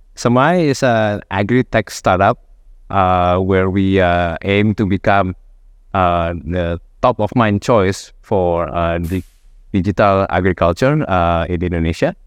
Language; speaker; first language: English; non-native, fluent; Indonesian